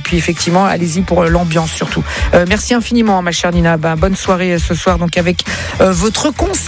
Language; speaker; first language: French; native; French